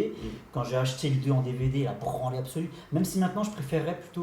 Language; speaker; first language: French; native; French